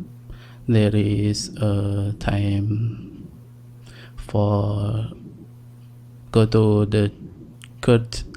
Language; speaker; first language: English; non-native, learner; Indonesian